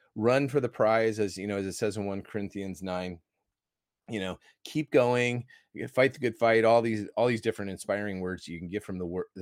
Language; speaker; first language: English; native; English